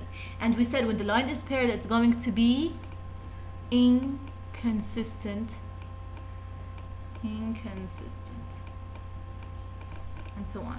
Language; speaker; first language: English; non-native, fluent; Arabic